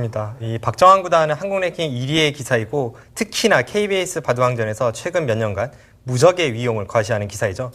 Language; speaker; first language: Korean; native; Korean